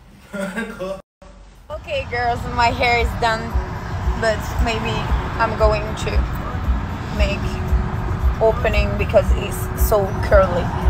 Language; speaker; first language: English; non-native, learner; French